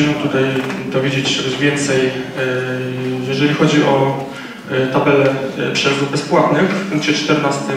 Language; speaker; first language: Polish; native; Polish